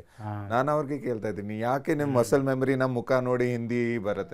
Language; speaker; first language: Kannada; non-native, local second language; Punjabi